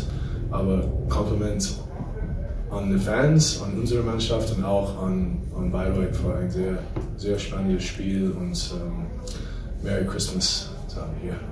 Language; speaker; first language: German; non-native, fluent; English